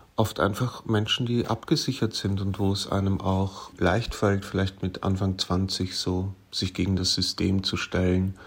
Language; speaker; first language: German; native; German